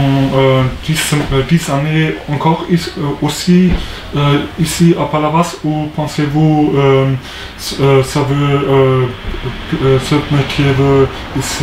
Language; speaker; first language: French; non-native, learner; German